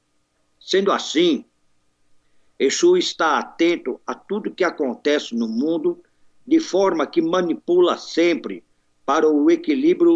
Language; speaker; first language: Portuguese; native; Portuguese